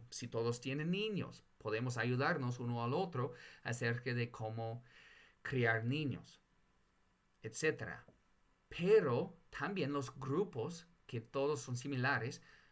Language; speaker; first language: Spanish; non-native, fluent; English